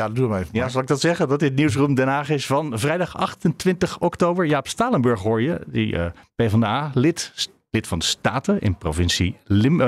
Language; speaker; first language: Dutch; native; Dutch